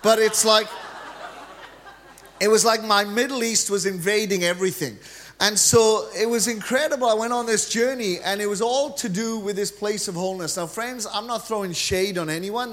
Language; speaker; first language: English; native; English